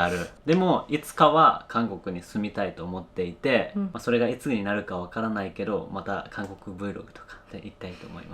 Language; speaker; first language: Japanese; native; Japanese